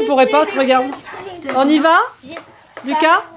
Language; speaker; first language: French; native; French